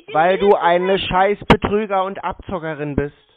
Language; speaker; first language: German; native; German